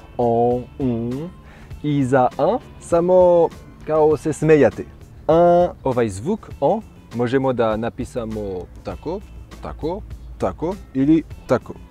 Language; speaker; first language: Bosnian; non-native, learner; French